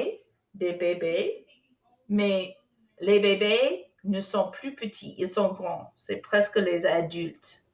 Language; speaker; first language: French; non-native, fluent; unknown